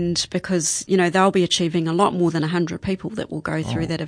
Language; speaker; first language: English; native; English